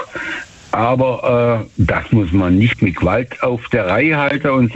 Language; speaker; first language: German; native; German